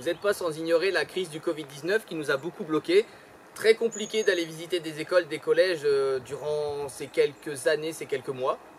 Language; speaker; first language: French; native; French